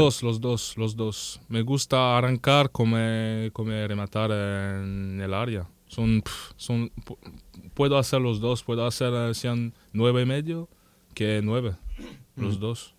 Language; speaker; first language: Spanish; non-native, learner; French